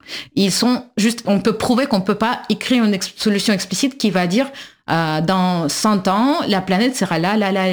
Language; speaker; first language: French; non-native, fluent; Russian